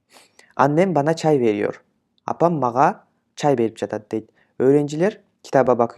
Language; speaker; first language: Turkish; non-native, fluent; Kyrgyz